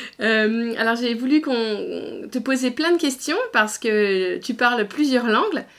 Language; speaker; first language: French; native; French